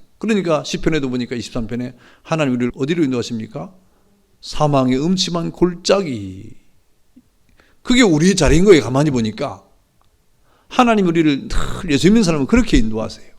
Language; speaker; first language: Korean; native; Korean